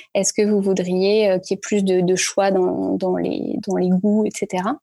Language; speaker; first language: French; native; French